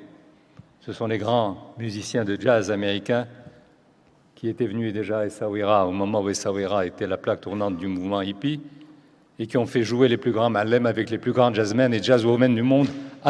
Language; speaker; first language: French; non-native, local second language; Arabic